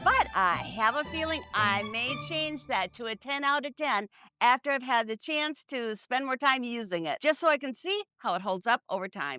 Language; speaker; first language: English; native; English